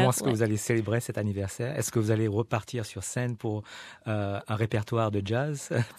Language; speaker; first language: French; native; French